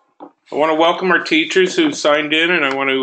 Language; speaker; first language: English; native; English